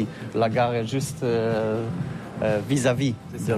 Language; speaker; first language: French; non-native, learner; Polish